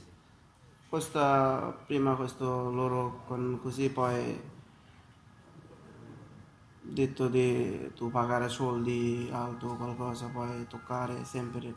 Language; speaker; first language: Italian; non-native, learner; Bangla